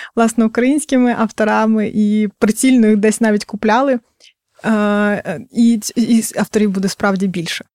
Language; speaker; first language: Ukrainian; native; Ukrainian